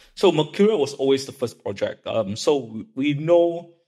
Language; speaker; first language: English; non-native, local second language; Chinese